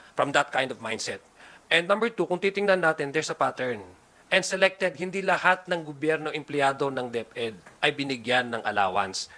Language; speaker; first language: Filipino; native; Filipino